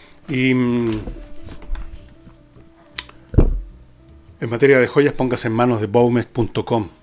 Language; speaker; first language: Spanish; native; Spanish